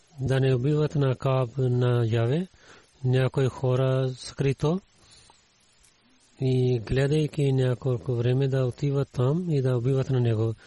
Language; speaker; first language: Bulgarian; non-native, learner; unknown